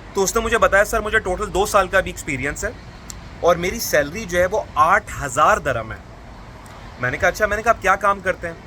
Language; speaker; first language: Urdu; native; Urdu